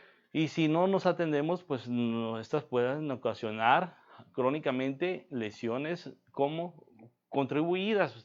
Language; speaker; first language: Spanish; native; Spanish